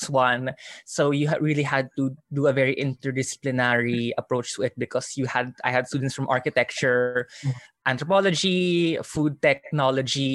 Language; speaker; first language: English; non-native, local second language; Filipino